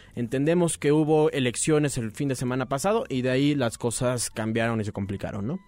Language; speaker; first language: Spanish; native; Spanish